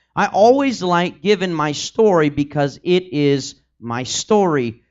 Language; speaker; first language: English; early bilingual, other home language; Spanish